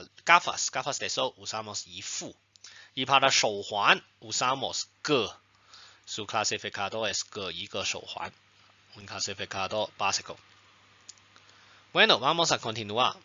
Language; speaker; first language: Spanish; non-native, fluent; Chinese